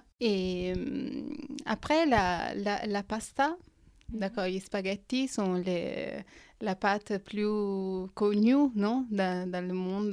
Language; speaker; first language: French; non-native, fluent; Italian